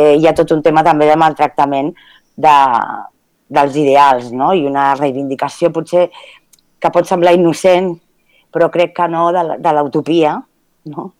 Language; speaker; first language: Catalan; early bilingual, other home language; Spanish